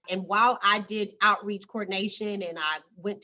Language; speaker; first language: English; native; English